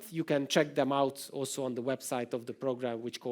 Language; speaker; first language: English; non-native, fluent; Romanian